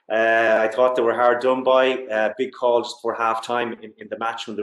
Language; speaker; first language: English; native; English